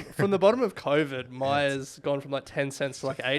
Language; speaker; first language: English; native; English